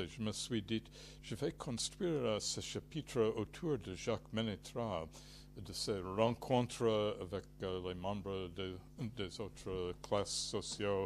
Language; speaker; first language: French; non-native, fluent; English